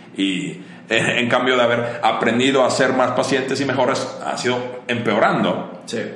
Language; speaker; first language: Spanish; non-native, fluent; Finnish